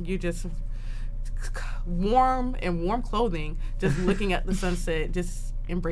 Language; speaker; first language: English; native; English